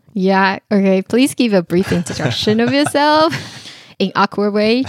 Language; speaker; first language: English; non-native, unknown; Chinese